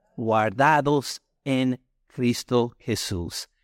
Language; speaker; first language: Spanish; non-native, fluent; English